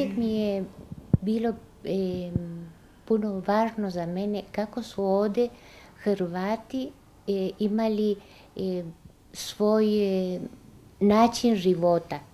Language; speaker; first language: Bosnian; early bilingual, heritage; Bosnian